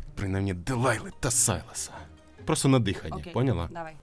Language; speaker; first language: Ukrainian; non-native, local second language; Russian